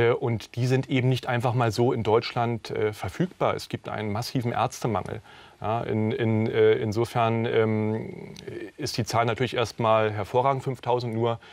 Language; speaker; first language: German; native; German